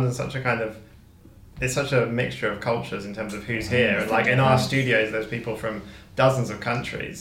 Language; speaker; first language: English; native; English